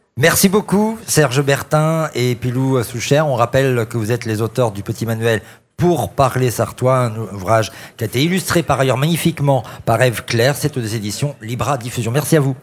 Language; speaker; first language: French; native; French